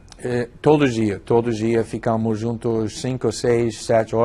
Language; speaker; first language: Portuguese; non-native, fluent; English